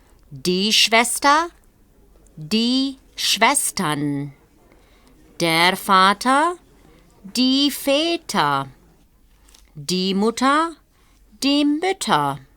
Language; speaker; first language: German; non-native, fluent; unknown